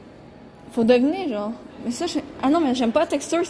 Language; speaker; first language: French; native; French